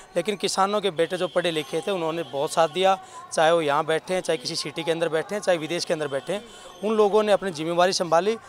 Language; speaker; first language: Hindi; native; Hindi